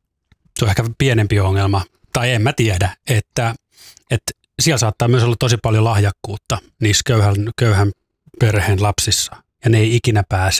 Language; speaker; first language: Finnish; native; Finnish